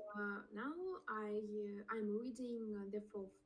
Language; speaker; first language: English; non-native, learner; Russian